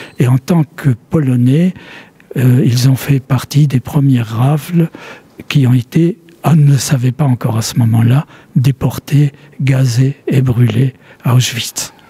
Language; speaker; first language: French; early bilingual, other home language; Polish